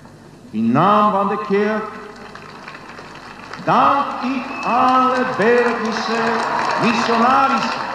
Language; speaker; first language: Dutch; non-native, learner; Polish